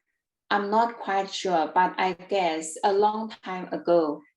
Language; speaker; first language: English; non-native, learner; Chinese